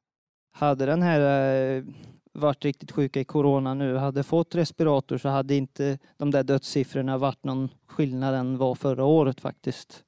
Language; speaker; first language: Swedish; native; Swedish